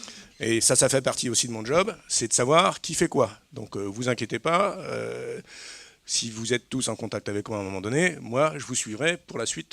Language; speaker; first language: French; native; French